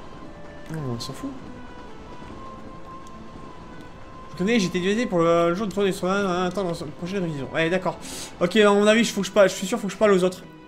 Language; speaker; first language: French; native; French